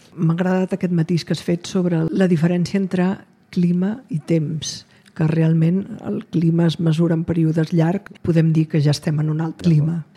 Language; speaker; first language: Catalan; native; Catalan